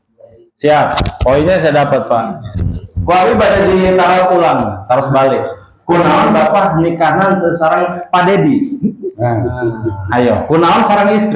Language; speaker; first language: Indonesian; non-native, local second language; Sundanese